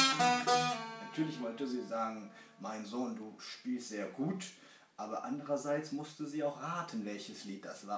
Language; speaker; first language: German; early bilingual, other home language; Kurdish